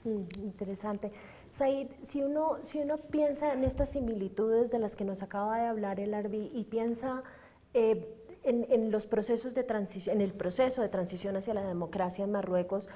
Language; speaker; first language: Spanish; native; Spanish